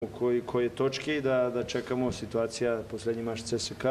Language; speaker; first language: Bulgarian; non-native, learner; Serbian